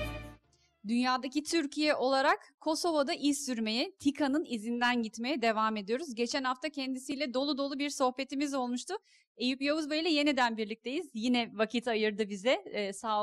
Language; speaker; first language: Turkish; native; Turkish